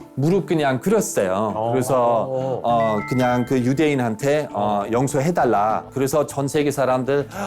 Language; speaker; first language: Korean; non-native, fluent; German